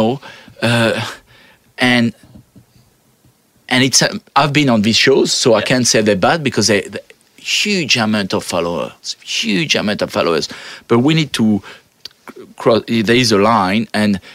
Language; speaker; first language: English; non-native, fluent; French